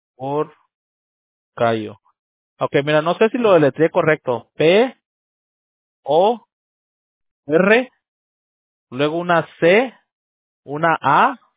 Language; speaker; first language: Spanish; early bilingual, heritage; Spanish